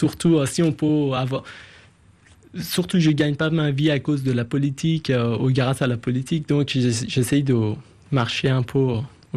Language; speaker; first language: French; non-native, fluent; Persian